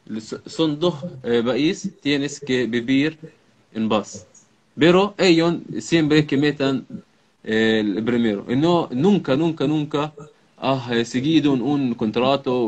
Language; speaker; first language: Spanish; non-native, learner; Arabic